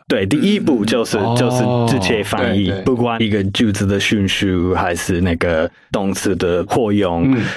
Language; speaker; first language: Chinese; non-native, fluent; English